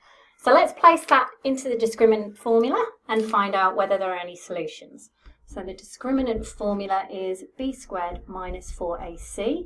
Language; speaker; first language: English; native; English